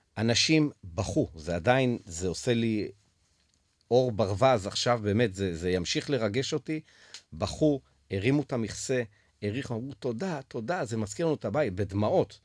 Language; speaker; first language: Hebrew; native; Hebrew